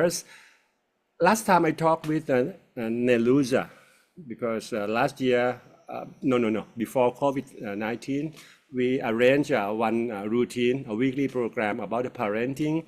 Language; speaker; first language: English; non-native, fluent; Thai